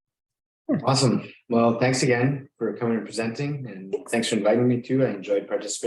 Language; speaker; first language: English; native; English